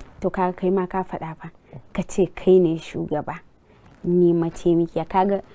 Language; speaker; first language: Hausa; non-native, local second language; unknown